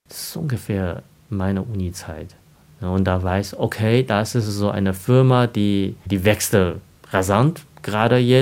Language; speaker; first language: German; non-native, fluent; Chinese